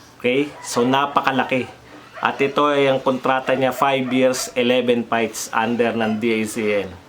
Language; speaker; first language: Filipino; native; Filipino